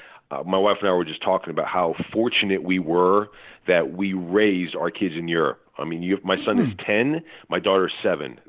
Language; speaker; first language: English; native; English